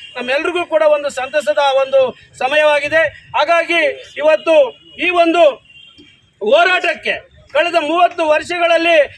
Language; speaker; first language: Kannada; native; Kannada